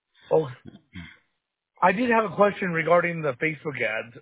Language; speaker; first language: English; early bilingual, other home language; Spanish